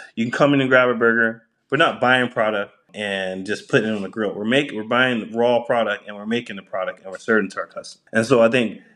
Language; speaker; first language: English; early bilingual, other home language; Japanese